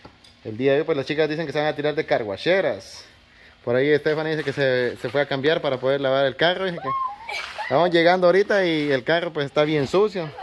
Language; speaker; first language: Spanish; native; Spanish